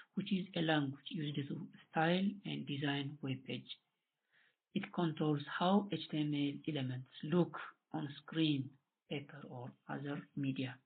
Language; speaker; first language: English; non-native, local second language; Amharic